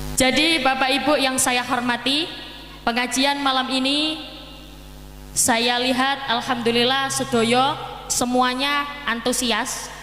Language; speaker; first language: Indonesian; non-native, local second language; Javanese